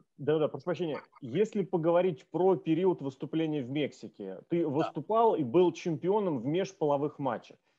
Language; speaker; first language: Russian; native; Russian